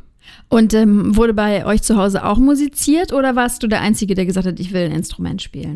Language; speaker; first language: German; native; German